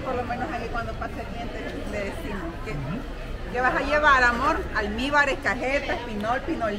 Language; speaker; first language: Spanish; native; Spanish